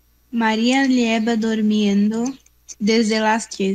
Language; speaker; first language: Spanish; non-native, learner; Portuguese